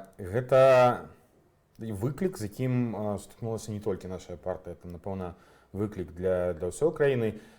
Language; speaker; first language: Belarusian; native; Belarusian